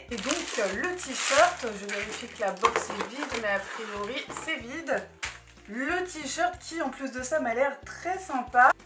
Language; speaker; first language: French; native; French